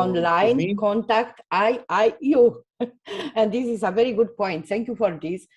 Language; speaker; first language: English; non-native, fluent; Romanian